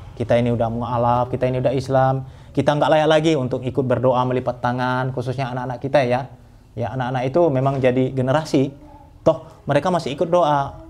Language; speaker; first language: Indonesian; non-native, local second language; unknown